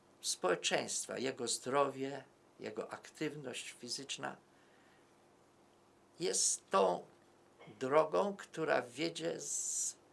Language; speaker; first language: Polish; native; Polish